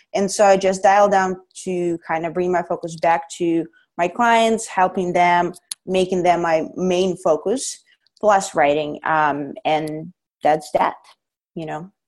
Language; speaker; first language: English; non-native, fluent; Russian